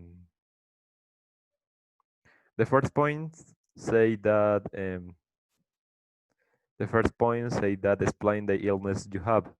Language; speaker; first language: English; non-native, learner; Spanish